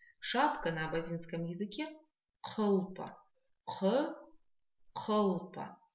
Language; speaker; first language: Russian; non-native, local second language; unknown